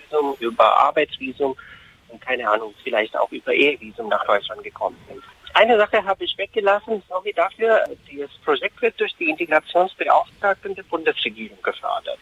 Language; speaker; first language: German; non-native, fluent; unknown